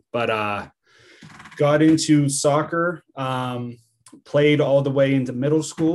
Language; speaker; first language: English; native; English